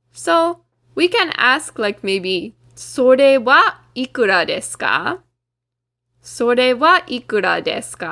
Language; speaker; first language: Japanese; non-native, fluent; English